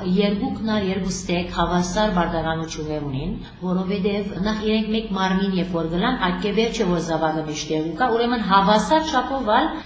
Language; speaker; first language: Armenian; early bilingual, heritage; Armenian